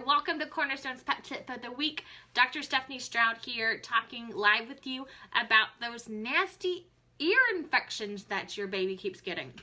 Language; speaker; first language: English; native; English